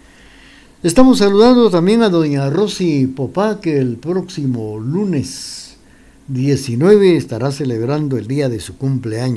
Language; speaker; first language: Spanish; native; Spanish